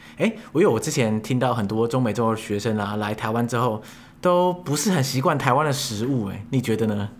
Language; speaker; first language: Chinese; native; Chinese